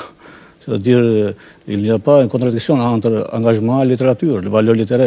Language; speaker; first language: French; non-native, fluent; Albanian